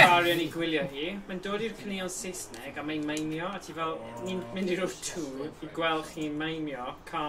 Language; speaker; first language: Welsh; native; Welsh